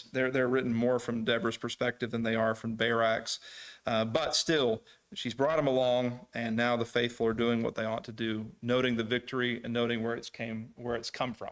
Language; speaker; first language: English; native; English